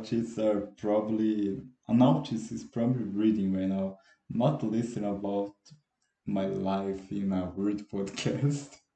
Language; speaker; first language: English; non-native, fluent; Portuguese